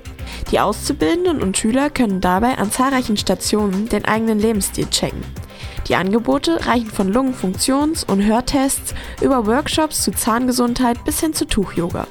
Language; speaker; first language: German; native; German